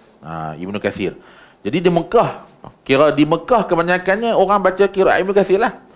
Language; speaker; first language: Malay; native; Malay